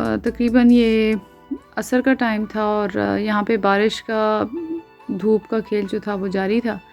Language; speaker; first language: Urdu; native; Urdu